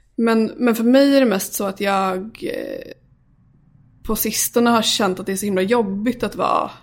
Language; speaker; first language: Swedish; native; Swedish